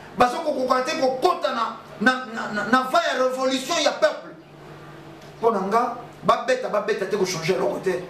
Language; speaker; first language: Lingala; non-native, local second language; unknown